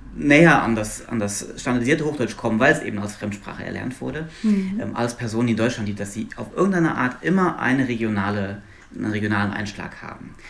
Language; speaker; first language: German; non-native, local second language; Luxembourgish